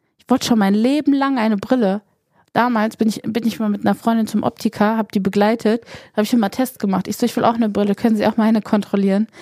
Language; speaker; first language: German; early bilingual, other home language; Polish